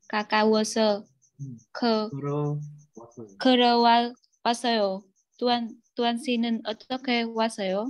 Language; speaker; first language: Korean; non-native, learner; Vietnamese